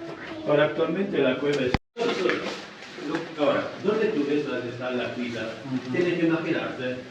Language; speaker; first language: Spanish; non-native, fluent; Italian